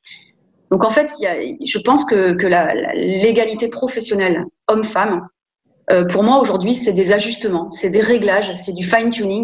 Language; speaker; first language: French; native; French